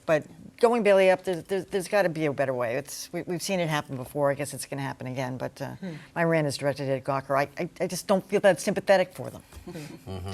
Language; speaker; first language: English; native; English